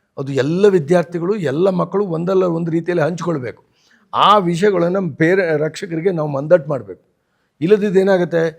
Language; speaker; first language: Kannada; native; Kannada